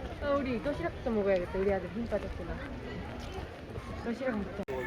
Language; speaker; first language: Korean; non-native, fluent; Kazakh